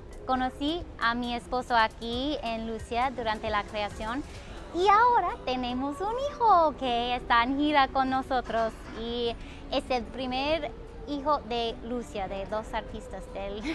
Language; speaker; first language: Spanish; non-native, fluent; English